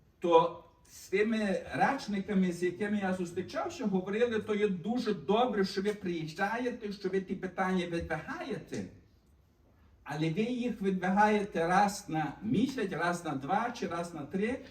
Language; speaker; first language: Ukrainian; early bilingual, heritage; Ukrainian